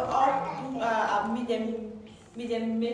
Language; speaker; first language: German; non-native, fluent; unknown